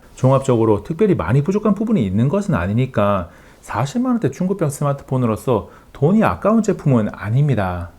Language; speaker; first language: Korean; native; Korean